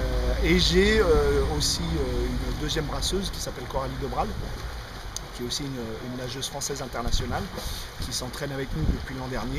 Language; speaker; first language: French; native; French